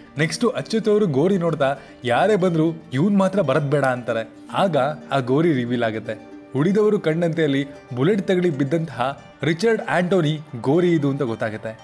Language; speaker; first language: Kannada; native; Kannada